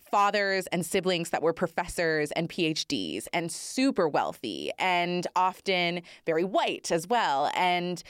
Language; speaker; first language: English; native; English